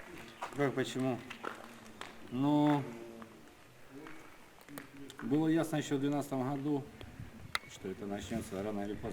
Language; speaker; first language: Russian; native; Russian